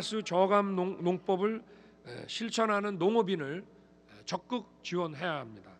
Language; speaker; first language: Korean; native; Korean